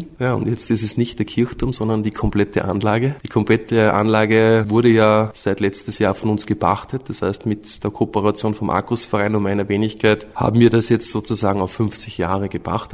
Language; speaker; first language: German; native; German